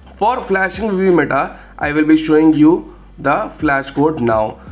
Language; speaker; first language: English; non-native, local second language; Hindi